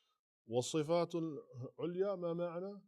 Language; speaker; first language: Arabic; non-native, fluent; English